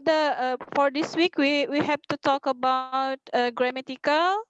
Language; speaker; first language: English; non-native, learner; Indonesian